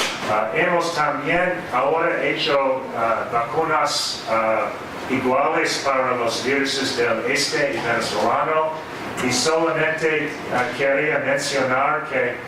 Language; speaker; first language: Spanish; non-native, fluent; English